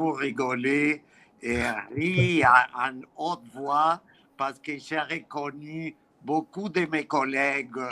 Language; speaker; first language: French; non-native, fluent; Spanish